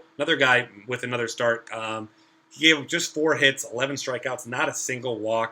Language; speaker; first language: English; native; English